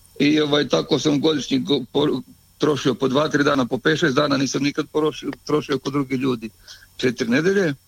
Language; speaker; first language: Serbian; native; Serbian